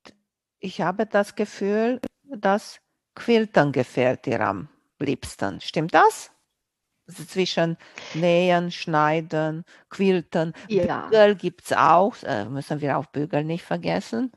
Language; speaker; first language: German; non-native, fluent; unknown